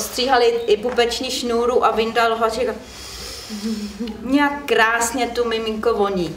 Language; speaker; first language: Czech; non-native, learner; German